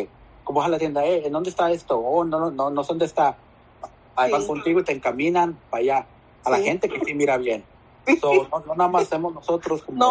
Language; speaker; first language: Spanish; native; Spanish